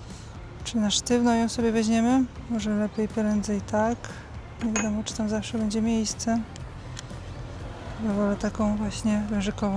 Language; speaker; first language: Polish; native; Polish